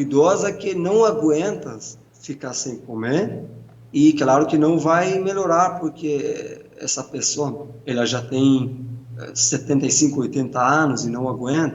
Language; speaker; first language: Portuguese; non-native, fluent; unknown